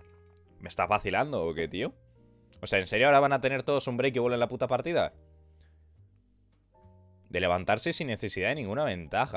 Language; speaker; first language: Spanish; native; Spanish